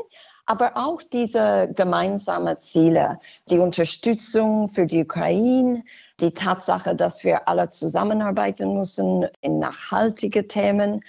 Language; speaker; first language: German; non-native, fluent; English